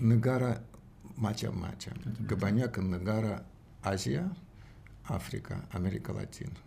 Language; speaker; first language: Indonesian; non-native, learner; Russian